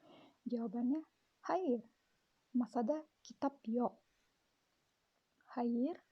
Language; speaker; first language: Turkish; non-native, fluent; Indonesian